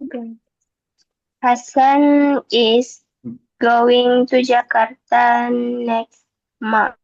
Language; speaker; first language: English; non-native, learner; Indonesian